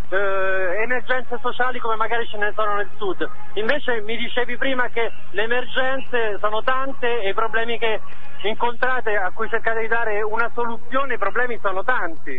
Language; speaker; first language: Italian; native; Italian